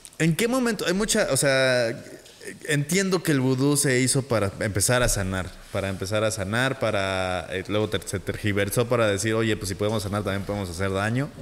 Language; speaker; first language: Spanish; native; Spanish